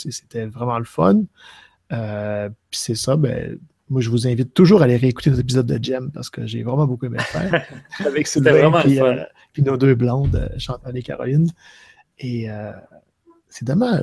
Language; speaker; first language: French; native; French